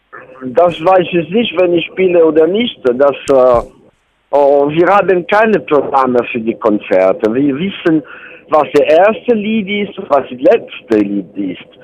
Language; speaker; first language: German; non-native, learner; Italian